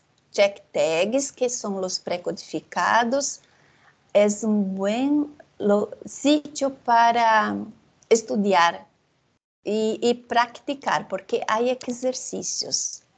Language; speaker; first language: Spanish; non-native, fluent; Portuguese